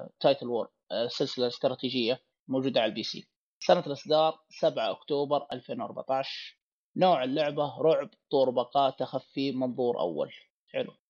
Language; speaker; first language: Arabic; native; Arabic